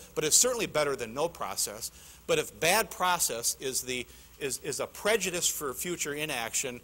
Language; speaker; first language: English; native; English